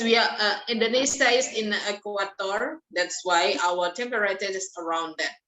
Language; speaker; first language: English; non-native, fluent; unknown